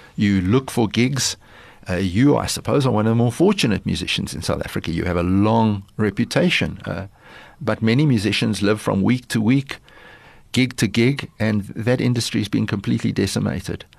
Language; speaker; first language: English; early bilingual, other home language; Lithuanian